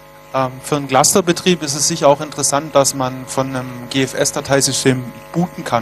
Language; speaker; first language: German; native; German